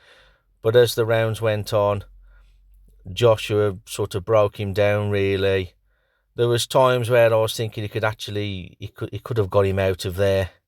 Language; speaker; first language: English; native; English